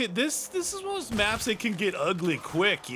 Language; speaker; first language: English; native; English